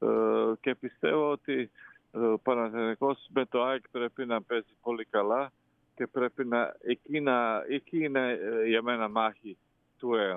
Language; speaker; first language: Greek; non-native, fluent; Croatian